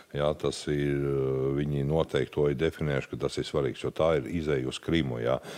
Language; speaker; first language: Latvian; native; Latvian